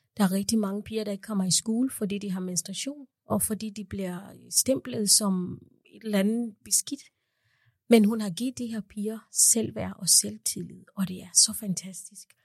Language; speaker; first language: Danish; non-native, fluent; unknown